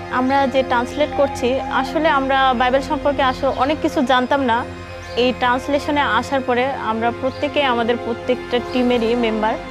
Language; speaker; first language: Bangla; non-native, local second language; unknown